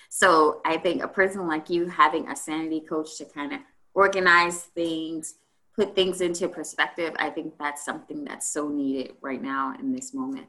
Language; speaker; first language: English; native; English